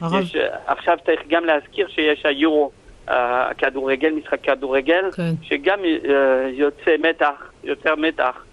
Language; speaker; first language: Hebrew; non-native, fluent; French